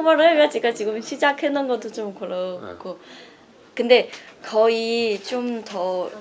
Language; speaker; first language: Korean; non-native, learner; Chinese